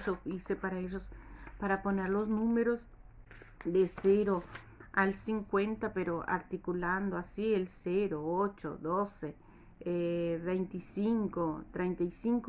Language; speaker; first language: Spanish; non-native, fluent; Portuguese